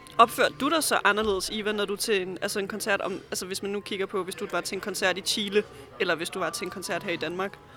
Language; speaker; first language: Danish; early bilingual, other home language; Serbian